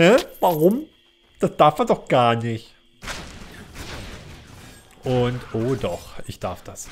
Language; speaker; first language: German; native; German